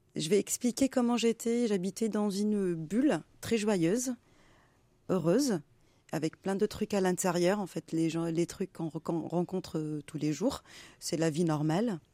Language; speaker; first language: French; non-native, local second language; Arabic